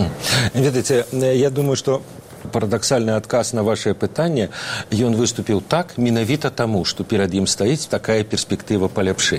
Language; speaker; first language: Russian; non-native, local second language; Belarusian